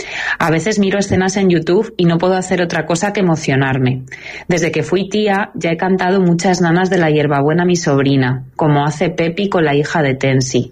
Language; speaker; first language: Spanish; native; Spanish